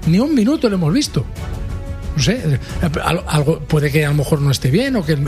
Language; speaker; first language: Spanish; native; Spanish